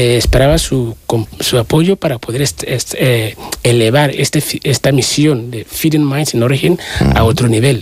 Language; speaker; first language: Spanish; non-native, fluent; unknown